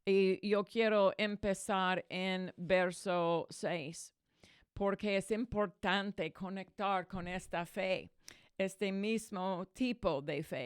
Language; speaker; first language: Spanish; non-native, fluent; English